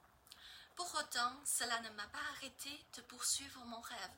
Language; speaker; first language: French; non-native, learner; Chinese